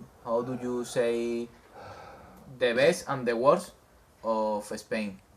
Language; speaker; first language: English; non-native, learner; Spanish